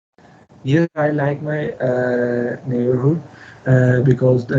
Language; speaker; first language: English; non-native, learner; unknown